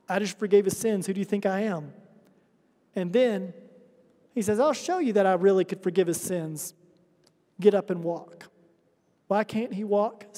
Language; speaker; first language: English; native; English